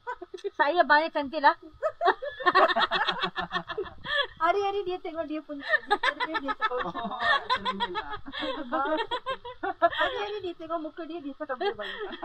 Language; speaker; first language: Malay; non-native, local second language; Tamil